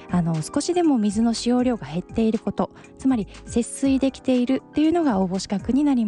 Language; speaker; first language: Japanese; native; Japanese